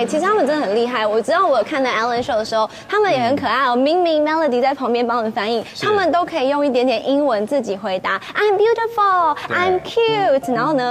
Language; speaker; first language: Chinese; native; Chinese